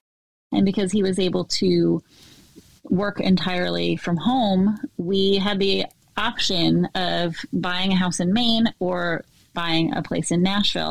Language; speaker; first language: English; native; English